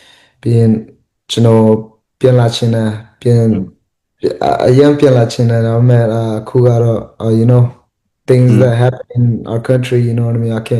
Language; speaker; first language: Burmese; early bilingual, heritage; Burmese